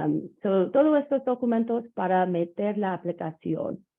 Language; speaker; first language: Spanish; non-native, learner; English